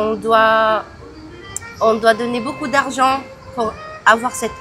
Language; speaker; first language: French; early bilingual, other home language; Cantonese